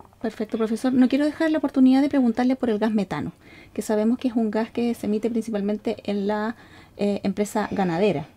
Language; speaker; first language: Spanish; native; Spanish